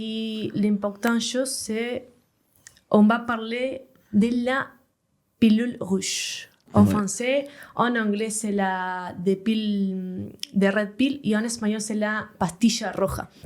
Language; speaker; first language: French; non-native, learner; Spanish